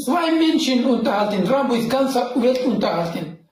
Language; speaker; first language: German; non-native, learner; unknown